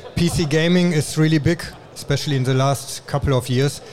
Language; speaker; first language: English; non-native, fluent; German